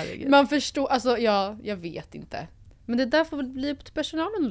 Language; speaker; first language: Swedish; native; Swedish